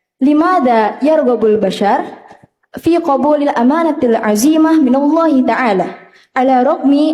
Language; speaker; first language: Arabic; non-native, learner; Indonesian